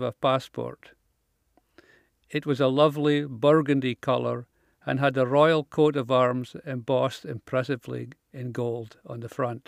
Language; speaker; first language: English; native; English